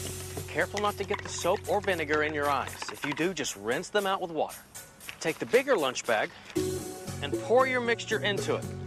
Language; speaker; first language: English; native; English